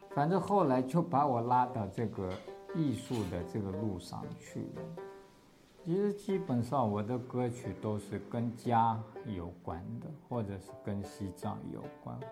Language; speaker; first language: Chinese; non-native, local second language; Tibetan